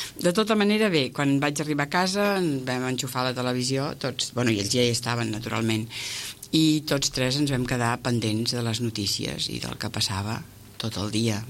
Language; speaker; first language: Catalan; native; Catalan